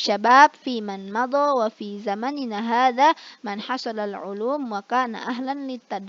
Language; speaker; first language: Arabic; non-native, fluent; Indonesian